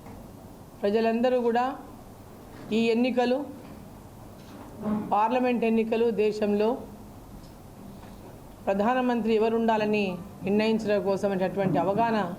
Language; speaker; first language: Telugu; native; Telugu